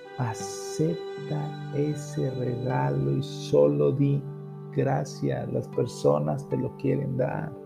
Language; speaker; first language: Spanish; native; Spanish